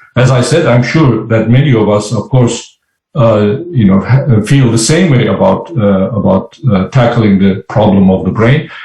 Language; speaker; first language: English; non-native, fluent; Turkish